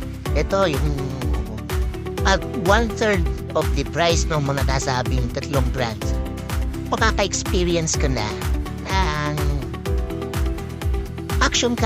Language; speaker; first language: Filipino; native; Filipino